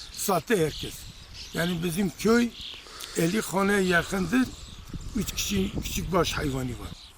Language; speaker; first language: Turkish; non-native, local second language; Kurdish